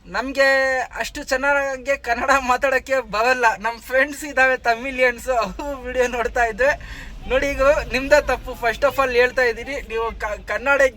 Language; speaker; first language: Kannada; non-native, local second language; Hindi